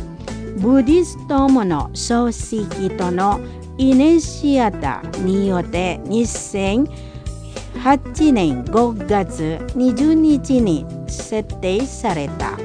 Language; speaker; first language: Japanese; non-native, fluent; Indonesian